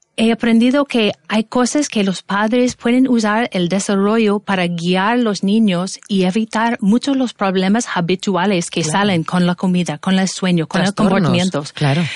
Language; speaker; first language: Spanish; non-native, fluent; English